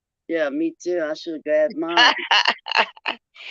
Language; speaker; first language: English; native; English